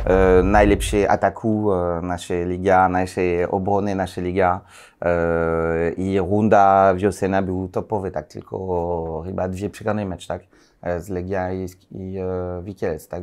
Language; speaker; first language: Polish; non-native, learner; French